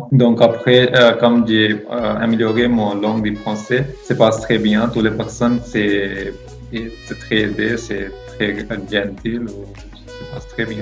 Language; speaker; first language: French; non-native, learner; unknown